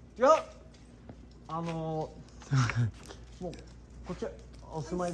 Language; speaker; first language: Japanese; non-native, learner; English